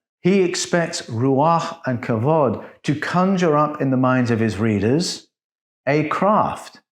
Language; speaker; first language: English; native; English